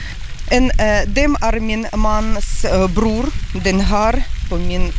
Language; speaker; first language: Swedish; non-native, learner; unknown